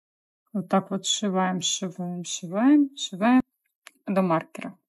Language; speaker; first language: Russian; native; Russian